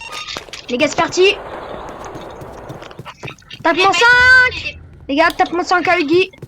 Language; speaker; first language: French; native; French